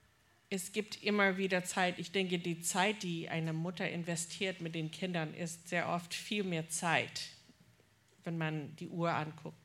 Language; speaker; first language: German; non-native, fluent; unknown